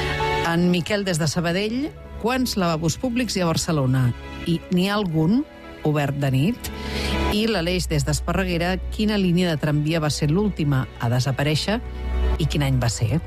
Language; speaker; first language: Catalan; native; Catalan